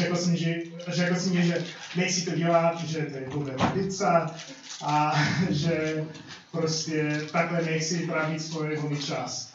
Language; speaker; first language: Czech; non-native, fluent; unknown